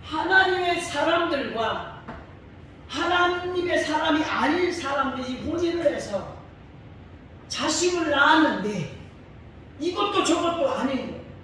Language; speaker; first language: Korean; native; Korean